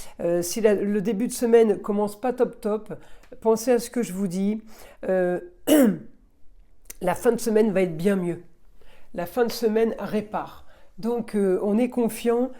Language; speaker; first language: French; native; French